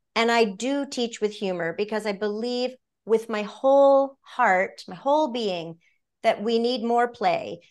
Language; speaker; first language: English; native; English